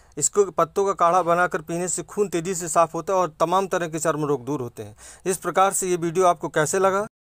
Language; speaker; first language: Hindi; native; Hindi